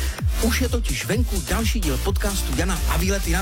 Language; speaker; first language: Czech; native; Czech